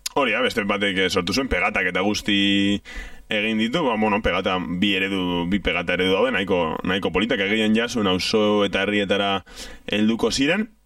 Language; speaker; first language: Basque; native; Basque